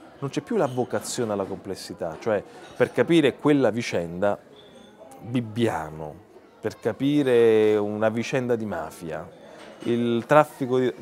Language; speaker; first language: Italian; native; Italian